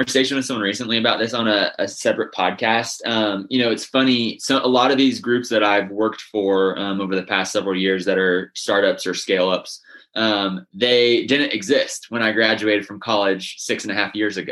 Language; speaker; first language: English; native; English